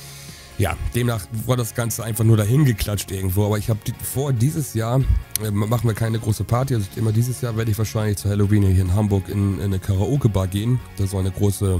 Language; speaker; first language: German; native; German